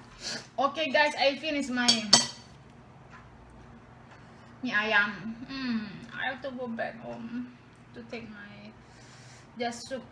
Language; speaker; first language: English; non-native, learner; Indonesian